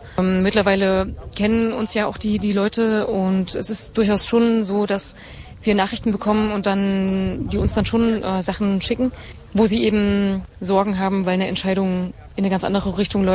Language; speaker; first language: German; native; German